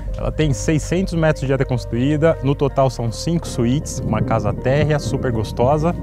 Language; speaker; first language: Portuguese; native; Portuguese